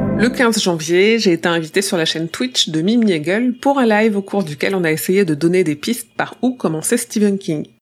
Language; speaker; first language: French; native; French